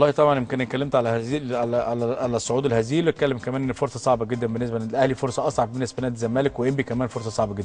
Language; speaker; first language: Arabic; native; Arabic